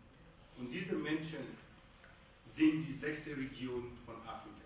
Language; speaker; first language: German; non-native, fluent; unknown